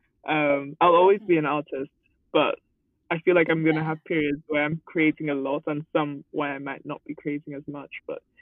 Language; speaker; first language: English; non-native, local second language; Yoruba